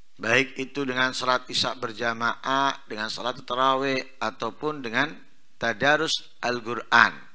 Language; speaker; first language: Indonesian; non-native, local second language; Javanese